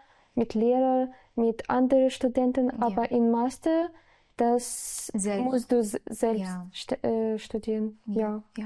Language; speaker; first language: German; non-native, learner; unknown